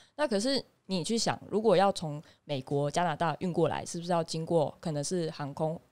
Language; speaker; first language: Chinese; native; Chinese